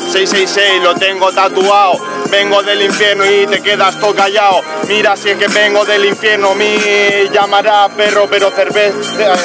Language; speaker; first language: Spanish; native; Spanish